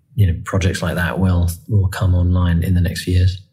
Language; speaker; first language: English; native; English